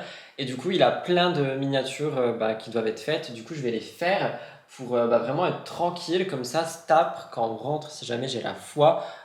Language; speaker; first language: French; native; French